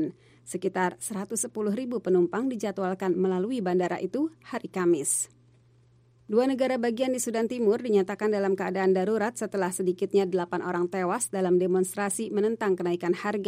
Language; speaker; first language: Indonesian; native; Indonesian